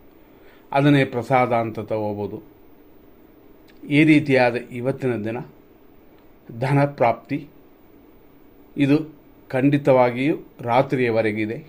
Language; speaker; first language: Kannada; native; Kannada